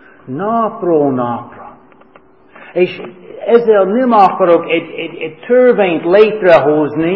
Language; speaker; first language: Hungarian; non-native, fluent; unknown